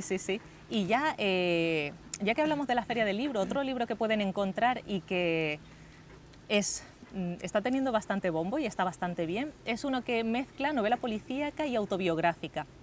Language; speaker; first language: Spanish; native; Spanish